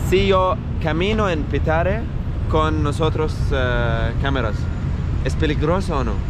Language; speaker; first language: Spanish; non-native, learner; Arabic